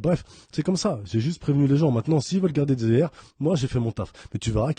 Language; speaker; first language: French; native; French